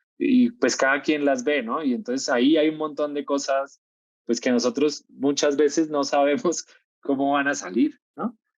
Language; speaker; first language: Spanish; native; Spanish